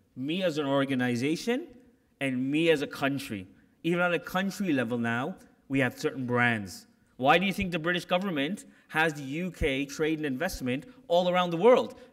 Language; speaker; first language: English; native; English